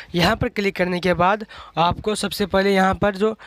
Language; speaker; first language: Hindi; native; Hindi